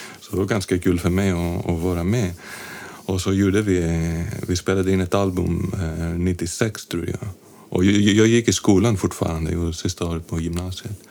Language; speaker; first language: Swedish; non-native, fluent; Greek